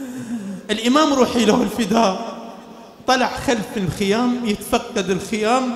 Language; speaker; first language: Arabic; native; Arabic